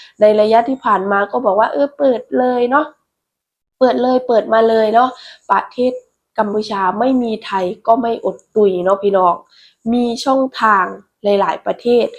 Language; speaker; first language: Thai; non-native, local second language; Lao